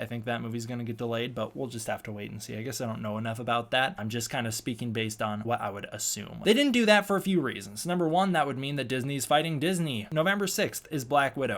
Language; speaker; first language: English; native; English